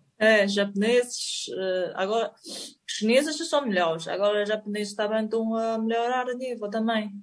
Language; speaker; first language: Portuguese; non-native, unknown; Chinese